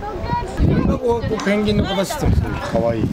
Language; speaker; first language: Japanese; native; Japanese